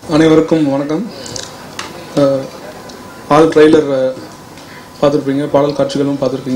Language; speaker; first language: Tamil; native; Tamil